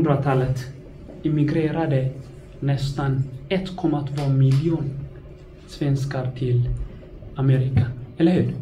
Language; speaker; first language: Swedish; non-native, fluent; Tigrinya